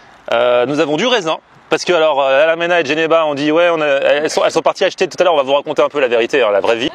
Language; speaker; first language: French; native; French